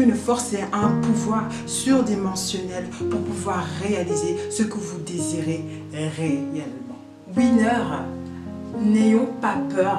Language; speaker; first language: French; native; French